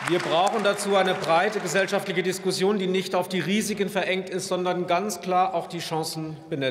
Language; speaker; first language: German; native; German